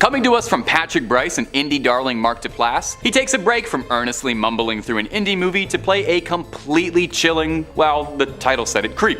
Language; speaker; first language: English; native; English